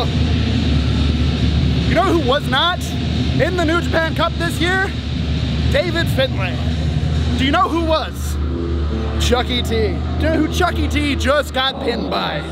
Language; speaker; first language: English; native; English